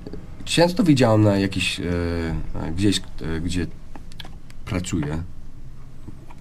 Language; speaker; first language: Polish; non-native, learner; English